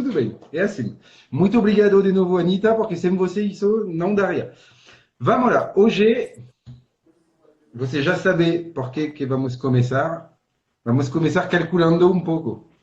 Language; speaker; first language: Portuguese; non-native, fluent; French